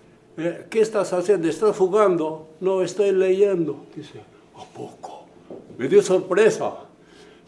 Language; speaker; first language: Spanish; non-native, fluent; Japanese